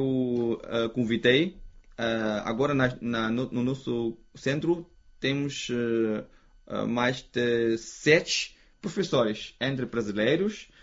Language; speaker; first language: Portuguese; non-native, fluent; Chinese